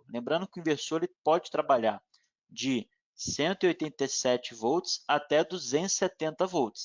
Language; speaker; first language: Portuguese; native; Portuguese